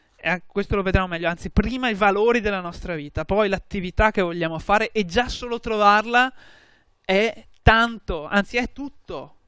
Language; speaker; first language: Italian; native; Italian